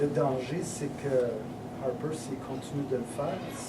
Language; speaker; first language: French; native; French